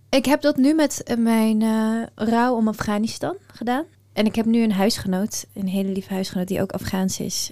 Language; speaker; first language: Dutch; early bilingual, other home language; Persian